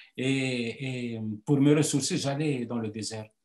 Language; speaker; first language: French; non-native, local second language; Arabic